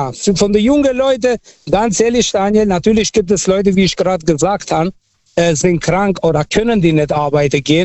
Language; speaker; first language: German; non-native, fluent; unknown